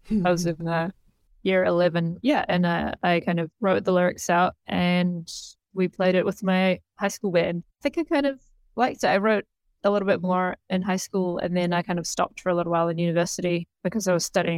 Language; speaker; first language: English; native; English